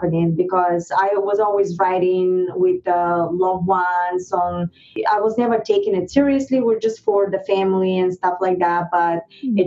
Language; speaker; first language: English; non-native, fluent; Bulgarian